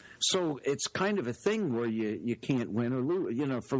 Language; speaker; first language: English; native; English